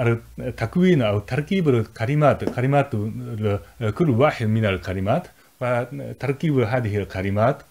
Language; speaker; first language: Arabic; non-native, fluent; Japanese